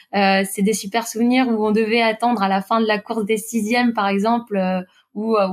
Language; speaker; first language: French; native; French